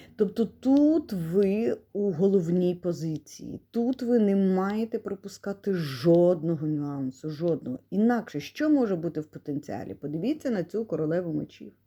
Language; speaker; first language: Ukrainian; non-native, local second language; Russian